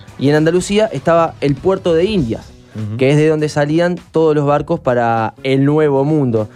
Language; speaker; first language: Spanish; native; Spanish